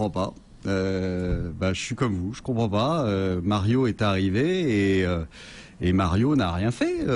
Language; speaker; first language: French; native; French